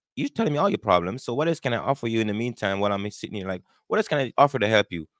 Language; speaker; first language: English; non-native, local second language; Jamaican Creole English